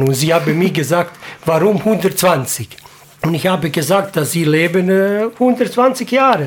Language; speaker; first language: German; non-native, learner; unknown